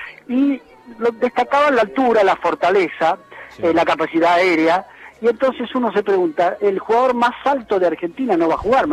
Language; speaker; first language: Spanish; native; Spanish